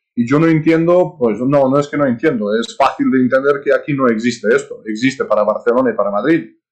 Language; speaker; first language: Spanish; non-native, fluent; Serbian